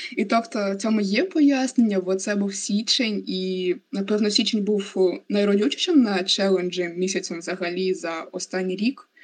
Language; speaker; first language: Ukrainian; non-native, local second language; Russian